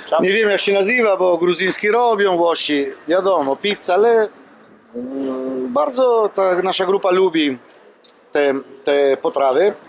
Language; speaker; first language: Polish; non-native, learner; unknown